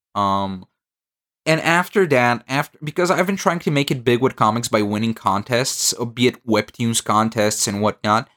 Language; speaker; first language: English; non-native, fluent; Bulgarian